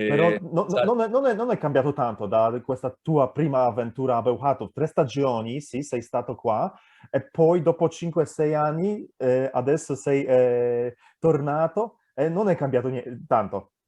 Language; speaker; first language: Italian; non-native, fluent; Polish